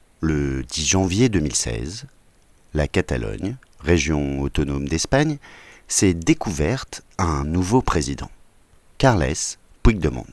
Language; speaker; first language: French; native; French